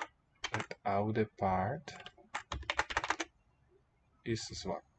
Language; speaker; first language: Dutch; non-native, learner; English